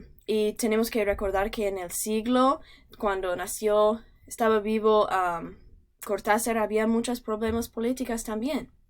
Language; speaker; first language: Spanish; non-native, learner; English